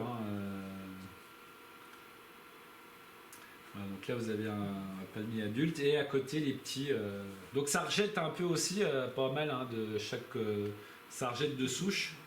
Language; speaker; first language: French; native; French